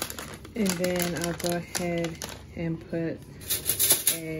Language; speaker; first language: English; native; English